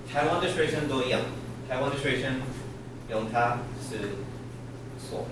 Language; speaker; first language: Chinese; non-native, learner; English